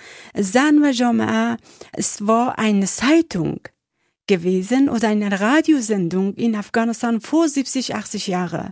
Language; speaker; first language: German; non-native, learner; Persian